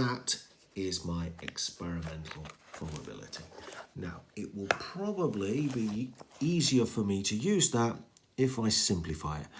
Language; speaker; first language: English; native; English